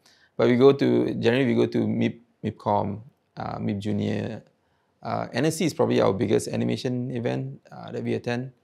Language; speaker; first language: English; non-native, local second language; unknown